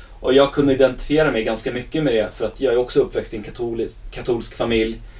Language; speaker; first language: Swedish; early bilingual, other home language; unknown